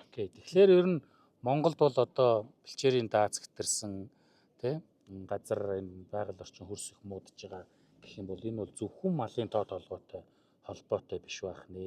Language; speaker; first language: Mongolian; native; Mongolian